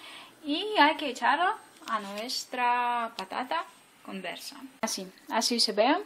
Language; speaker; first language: Spanish; non-native, fluent; Ukrainian